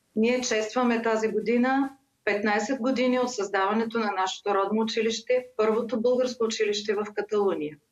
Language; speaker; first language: Bulgarian; native; Bulgarian